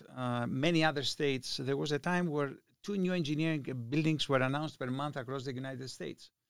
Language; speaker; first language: English; non-native, fluent; Greek